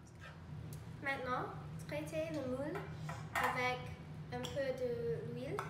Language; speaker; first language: French; non-native, learner; English